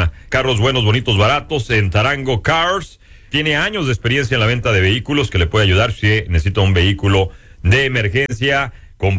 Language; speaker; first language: Spanish; native; Spanish